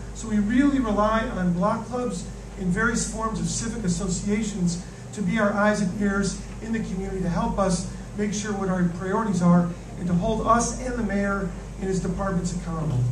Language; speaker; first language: English; native; English